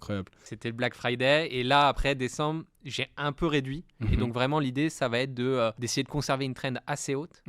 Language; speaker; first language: French; native; French